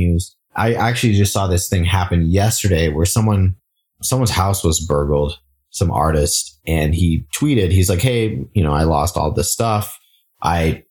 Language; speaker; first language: English; native; English